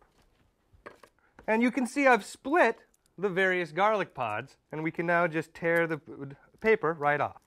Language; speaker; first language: English; native; English